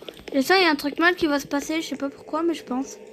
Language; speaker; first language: French; native; French